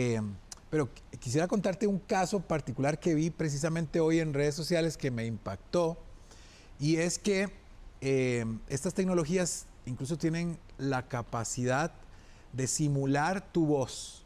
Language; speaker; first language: Spanish; native; Spanish